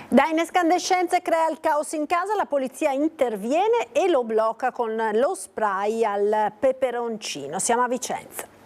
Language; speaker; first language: Italian; native; Italian